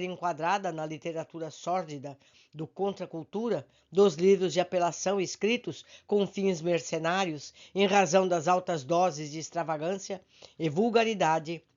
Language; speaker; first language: Portuguese; native; Portuguese